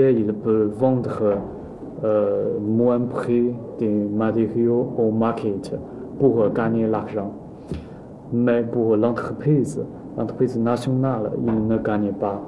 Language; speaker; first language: French; non-native, learner; Chinese